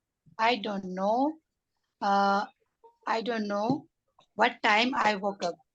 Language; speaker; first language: English; non-native, learner; Hindi